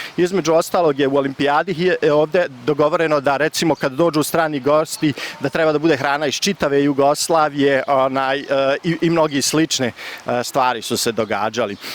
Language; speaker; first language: Bosnian; native; Bosnian